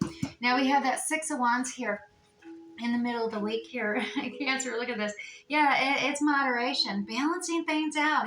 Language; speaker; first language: English; native; English